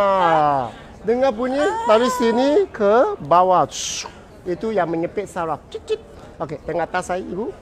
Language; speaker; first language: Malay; non-native, local second language; Chinese